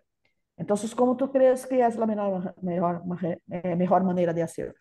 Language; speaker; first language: Spanish; non-native, learner; Portuguese